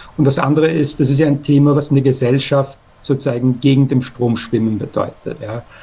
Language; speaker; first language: German; early bilingual, other home language; Persian